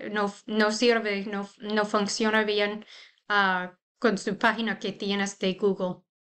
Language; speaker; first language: Spanish; non-native, learner; English